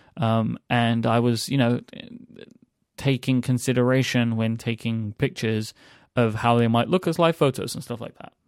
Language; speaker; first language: English; native; English